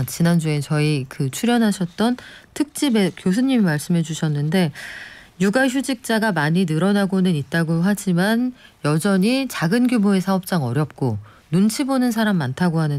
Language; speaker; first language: Korean; native; Korean